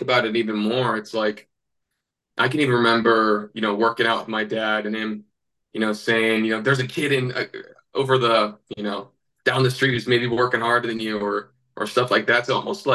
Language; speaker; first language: English; native; English